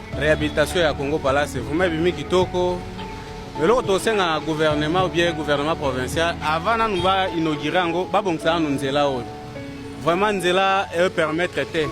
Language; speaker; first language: Lingala; native; Lingala